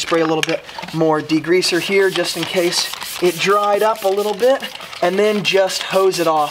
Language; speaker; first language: English; native; English